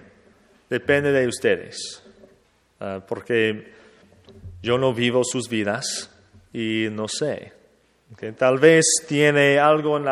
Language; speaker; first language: Spanish; non-native, fluent; English